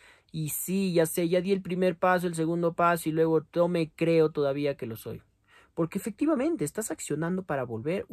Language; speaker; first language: Spanish; native; Spanish